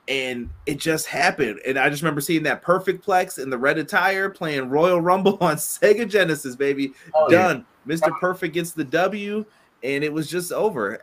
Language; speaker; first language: English; native; English